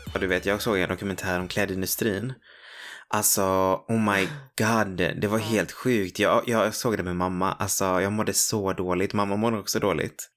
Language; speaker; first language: Swedish; early bilingual, other home language; Spanish